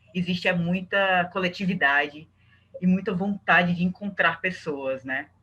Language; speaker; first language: Portuguese; native; Portuguese